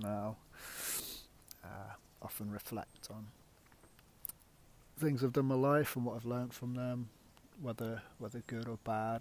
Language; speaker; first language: English; native; English